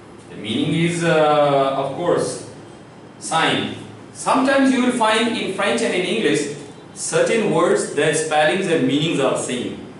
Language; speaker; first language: English; non-native, local second language; Hindi